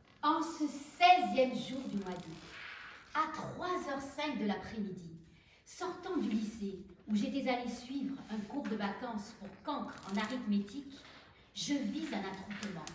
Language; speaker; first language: French; native; French